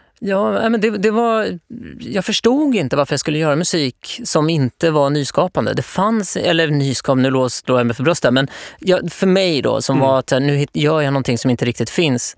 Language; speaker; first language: Swedish; native; Swedish